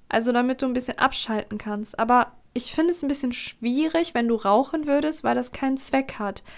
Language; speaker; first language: German; early bilingual, other home language; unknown